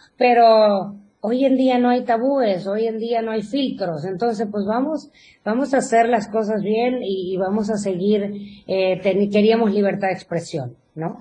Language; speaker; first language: Spanish; native; Spanish